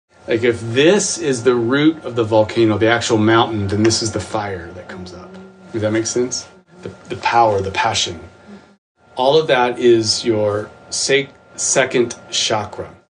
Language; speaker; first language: English; native; English